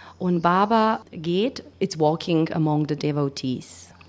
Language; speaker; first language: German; non-native, learner; Macedonian